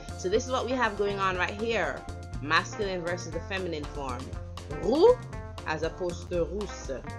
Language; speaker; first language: English; native; English